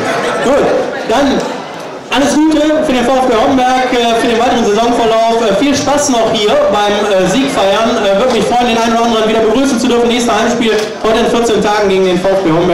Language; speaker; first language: German; native; German